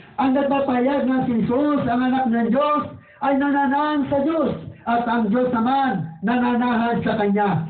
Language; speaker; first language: Filipino; non-native, local second language; Waray